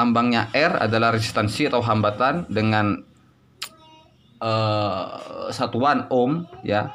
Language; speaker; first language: Indonesian; native; Indonesian